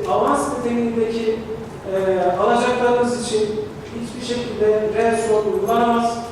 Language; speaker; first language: Turkish; native; Turkish